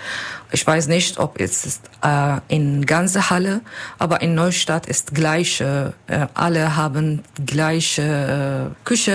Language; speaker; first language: German; non-native, learner; Turkish